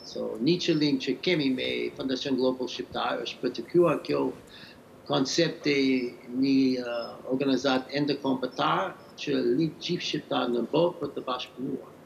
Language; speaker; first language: Albanian; early bilingual, heritage; English